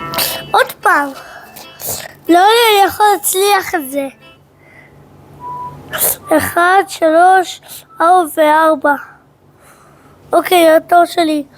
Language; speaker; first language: Hebrew; early bilingual, heritage; Hebrew